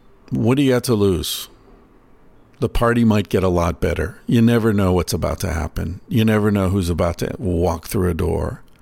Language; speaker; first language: English; native; English